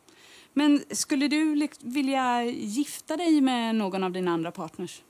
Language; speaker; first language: Swedish; native; Swedish